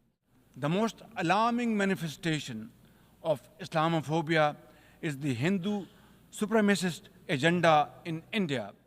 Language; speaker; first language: English; non-native, local second language; Urdu